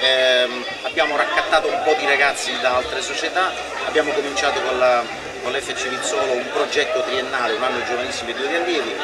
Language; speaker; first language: Italian; native; Italian